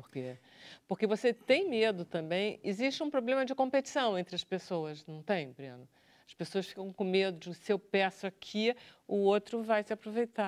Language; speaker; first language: Portuguese; native; Portuguese